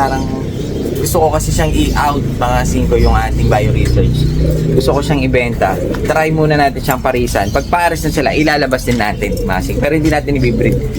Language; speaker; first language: Filipino; native; Filipino